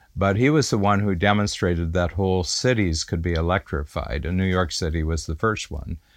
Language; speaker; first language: English; native; English